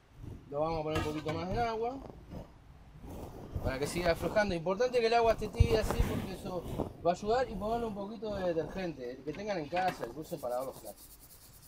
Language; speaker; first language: Spanish; native; Spanish